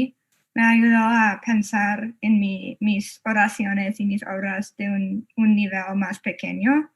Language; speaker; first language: Spanish; non-native, fluent; English